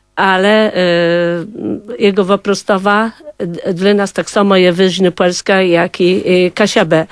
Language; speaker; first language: Polish; non-native, local second language; Kashubian